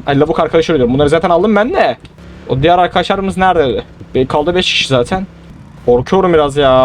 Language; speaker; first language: Turkish; native; Turkish